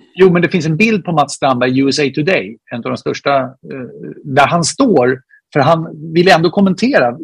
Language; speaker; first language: Swedish; native; Swedish